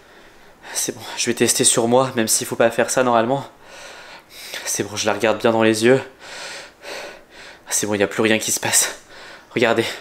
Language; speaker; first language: French; native; French